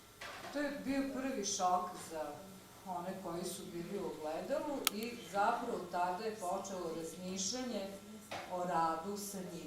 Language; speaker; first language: Bosnian; native; Bosnian